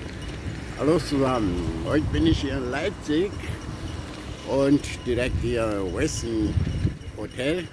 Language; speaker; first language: German; non-native, learner; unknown